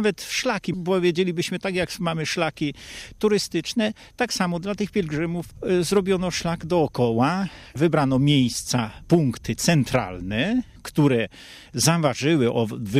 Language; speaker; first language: Polish; native; Polish